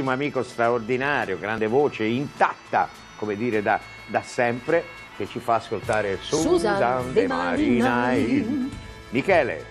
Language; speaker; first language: Italian; native; Italian